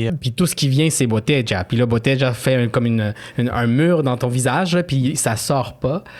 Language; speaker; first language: French; early bilingual, other home language; Spanish